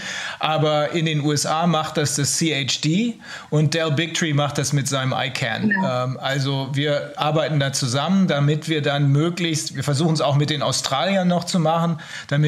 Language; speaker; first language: German; native; German